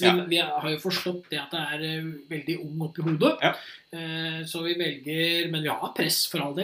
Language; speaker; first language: Norwegian; native; Norwegian